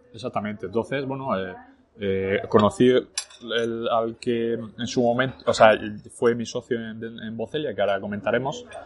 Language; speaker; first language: Spanish; early bilingual, other home language; French